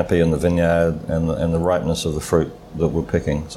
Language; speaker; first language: English; native; English